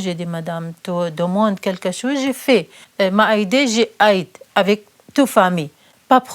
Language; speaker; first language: French; non-native, learner; Kurdish